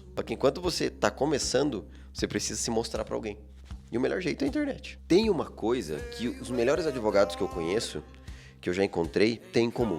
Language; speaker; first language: Portuguese; native; Portuguese